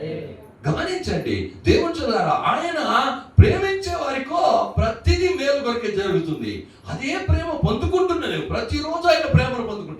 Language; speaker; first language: Telugu; native; Telugu